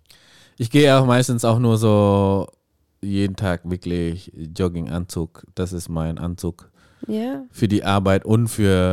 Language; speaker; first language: German; non-native, fluent; Indonesian